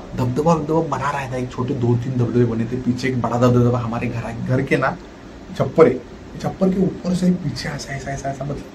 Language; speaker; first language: Hindi; non-native, local second language; Marathi